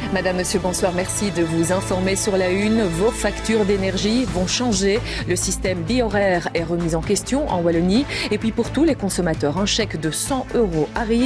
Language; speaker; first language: French; native; French